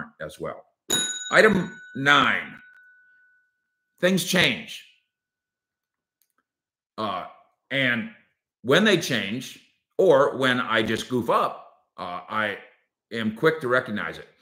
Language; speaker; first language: English; native; English